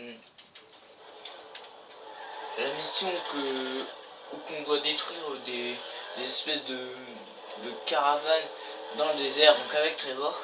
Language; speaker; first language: French; native; French